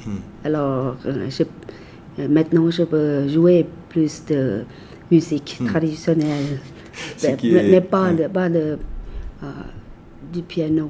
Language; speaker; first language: French; non-native, fluent; Thai